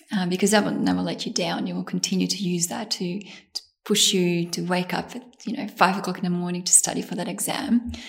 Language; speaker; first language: English; early bilingual, other home language; Bosnian